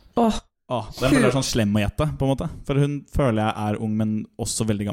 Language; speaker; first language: Norwegian; native; Norwegian